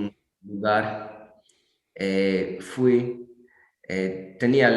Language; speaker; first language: Spanish; non-native, learner; English